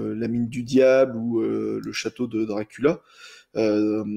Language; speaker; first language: French; native; French